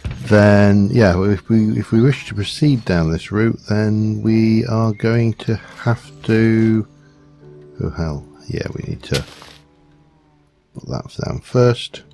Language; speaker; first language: English; native; English